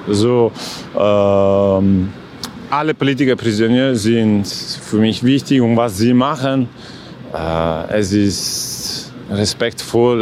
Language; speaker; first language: German; non-native, learner; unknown